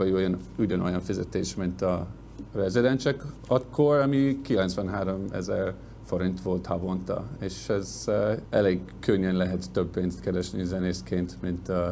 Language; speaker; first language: Hungarian; non-native, learner; English